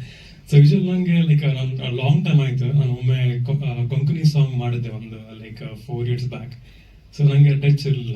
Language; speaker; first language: Kannada; non-native, local second language; Konkani